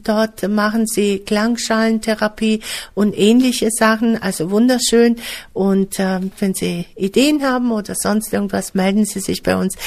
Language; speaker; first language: German; native; German